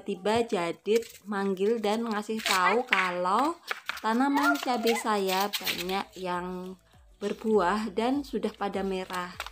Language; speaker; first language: Indonesian; native; Indonesian